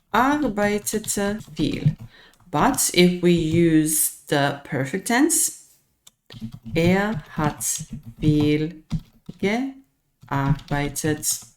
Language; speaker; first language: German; non-native, fluent; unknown